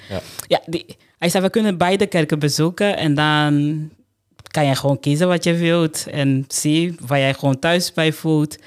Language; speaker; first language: Dutch; non-native, fluent; Portuguese